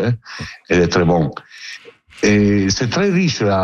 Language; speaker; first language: French; non-native, learner; Italian